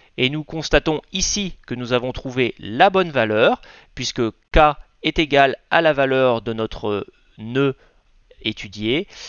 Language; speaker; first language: French; native; French